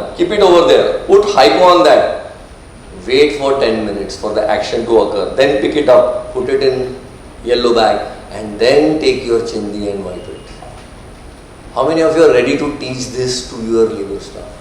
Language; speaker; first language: English; non-native, local second language; Marathi